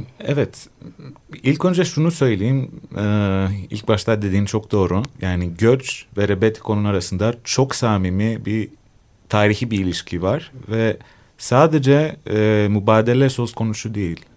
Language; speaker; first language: Turkish; non-native, fluent; Greek